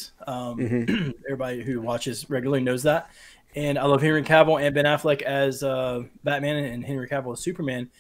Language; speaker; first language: English; native; English